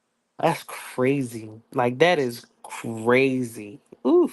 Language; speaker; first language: English; native; English